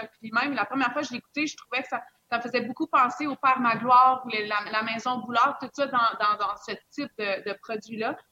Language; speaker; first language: French; native; French